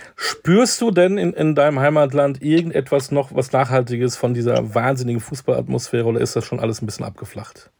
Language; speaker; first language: German; native; German